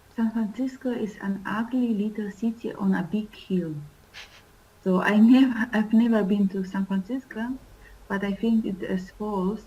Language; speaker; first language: English; non-native, learner; Russian